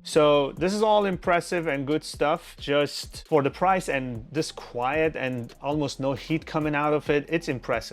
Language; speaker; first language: English; non-native, fluent; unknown